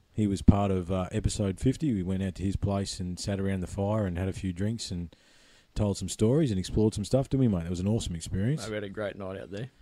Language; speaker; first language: English; native; English